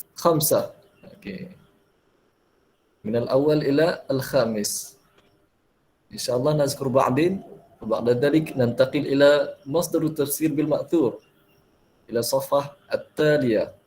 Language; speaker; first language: Arabic; non-native, fluent; Malay